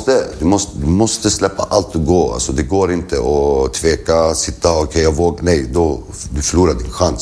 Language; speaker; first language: Swedish; early bilingual, other home language; Kurdish